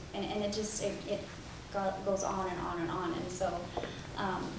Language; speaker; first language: English; native; English